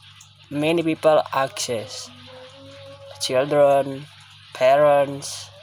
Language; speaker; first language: English; non-native, learner; Indonesian